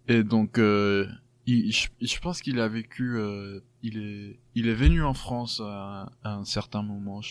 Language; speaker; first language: French; non-native, fluent; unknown